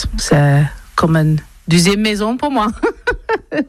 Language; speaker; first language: French; non-native, learner; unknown